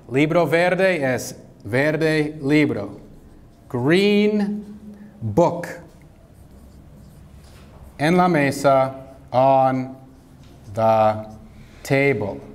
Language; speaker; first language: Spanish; non-native, fluent; English